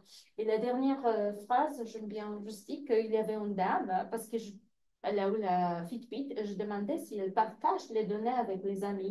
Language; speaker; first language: French; non-native, fluent; Polish